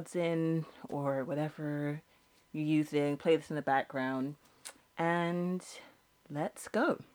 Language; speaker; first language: English; native; English